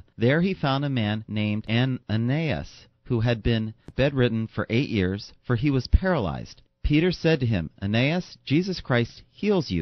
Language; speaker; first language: English; native; English